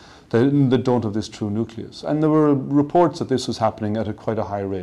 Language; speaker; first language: English; native; English